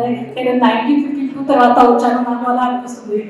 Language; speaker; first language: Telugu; non-native, local second language; Hindi